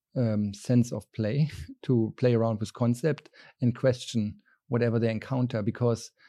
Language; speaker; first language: English; non-native, fluent; German